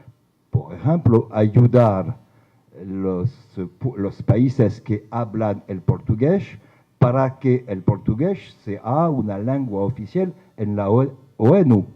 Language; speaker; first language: Spanish; non-native, fluent; French